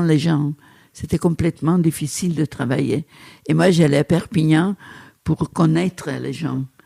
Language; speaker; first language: French; non-native, fluent; Italian